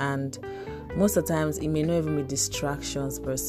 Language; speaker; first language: English; non-native, local second language; Igbo